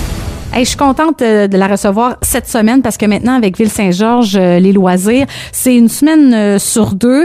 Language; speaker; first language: French; native; French